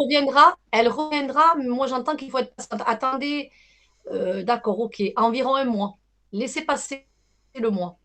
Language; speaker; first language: French; native; French